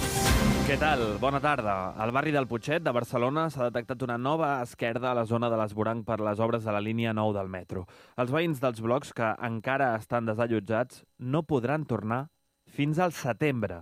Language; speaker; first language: Catalan; native; Catalan